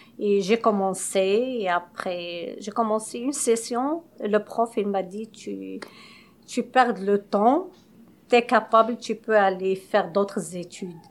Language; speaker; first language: French; non-native, local second language; Arabic